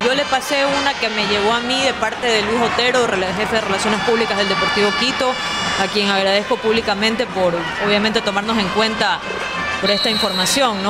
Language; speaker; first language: Spanish; native; Spanish